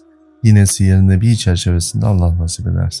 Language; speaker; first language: Turkish; native; Turkish